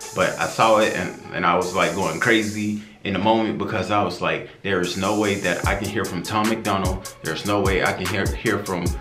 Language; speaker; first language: English; native; English